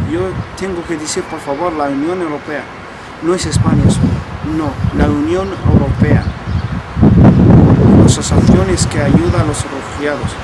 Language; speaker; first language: Spanish; non-native, learner; Arabic